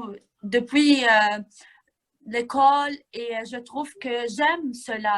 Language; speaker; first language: French; non-native, fluent; Arabic